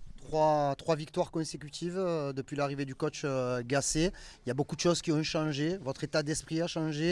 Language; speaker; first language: French; native; French